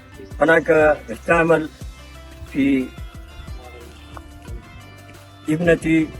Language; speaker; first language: Arabic; non-native, learner; Urdu